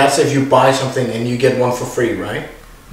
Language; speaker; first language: English; non-native, fluent; Danish